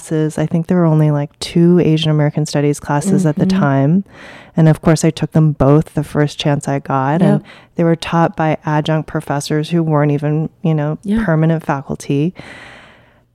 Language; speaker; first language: English; early bilingual, other home language; Chinese